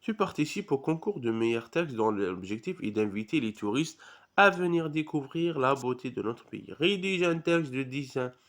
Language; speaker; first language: French; non-native, local second language; Arabic